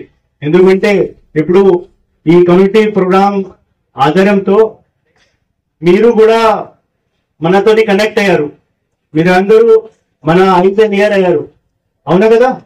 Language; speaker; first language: Telugu; non-native, fluent; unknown